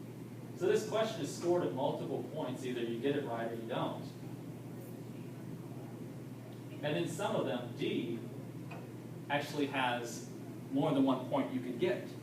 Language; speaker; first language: English; native; English